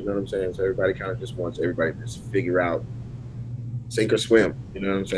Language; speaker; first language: English; native; English